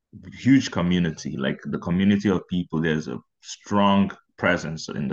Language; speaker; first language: English; non-native, local second language; Igbo